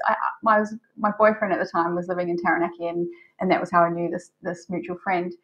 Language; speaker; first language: English; native; English